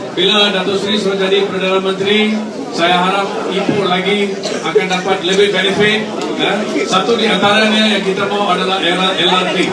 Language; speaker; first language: Malay; non-native, local second language; Tamil